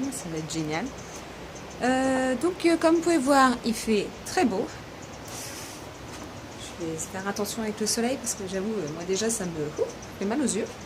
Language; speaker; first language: French; native; French